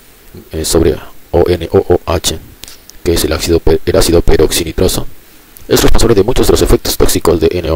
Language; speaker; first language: Spanish; native; Spanish